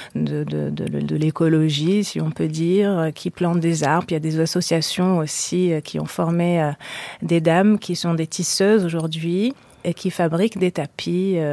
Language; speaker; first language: French; non-native, local second language; Arabic